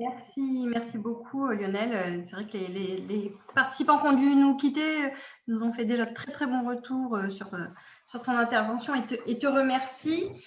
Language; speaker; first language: French; native; French